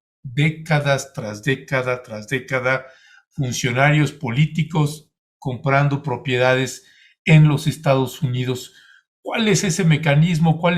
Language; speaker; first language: Spanish; native; Spanish